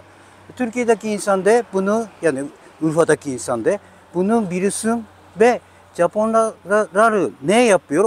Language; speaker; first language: Turkish; non-native, learner; Japanese